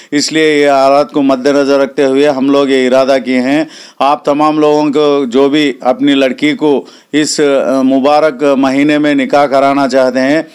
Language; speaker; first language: Hindi; non-native, local second language; Urdu